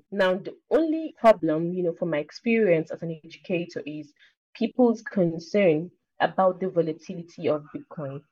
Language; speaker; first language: English; non-native, local second language; Igbo